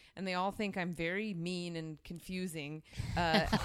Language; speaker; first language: English; native; English